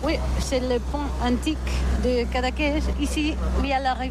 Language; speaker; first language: French; non-native, learner; Catalan